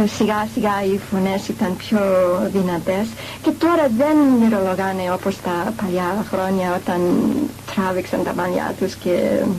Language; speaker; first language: Greek; non-native, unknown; English